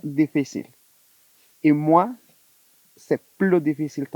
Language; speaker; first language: French; non-native, learner; Spanish